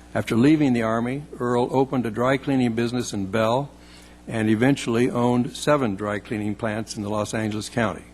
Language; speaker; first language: English; native; English